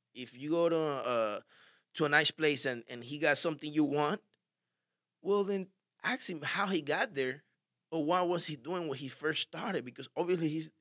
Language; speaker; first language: English; early bilingual, other home language; Spanish